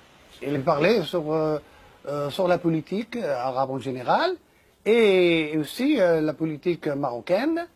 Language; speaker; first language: French; non-native, fluent; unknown